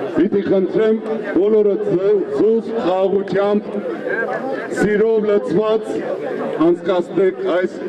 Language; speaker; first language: Armenian; native; Armenian